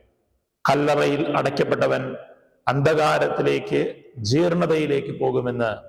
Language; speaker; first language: Malayalam; native; Malayalam